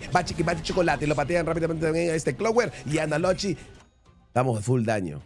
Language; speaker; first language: Spanish; native; Spanish